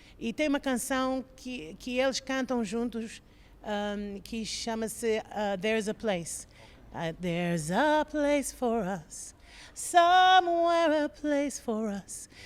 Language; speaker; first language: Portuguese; non-native, fluent; English